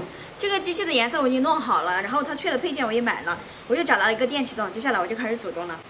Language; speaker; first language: Chinese; native; Chinese